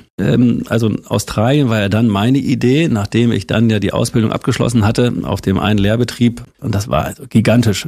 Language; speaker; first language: German; native; German